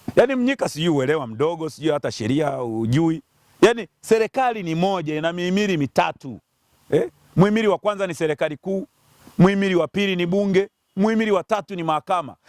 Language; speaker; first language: Swahili; native; Swahili